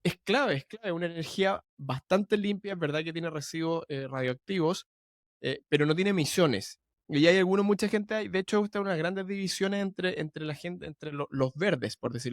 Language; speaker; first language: Spanish; native; Spanish